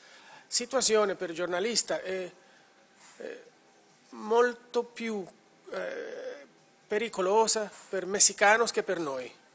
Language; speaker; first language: Italian; non-native, learner; Spanish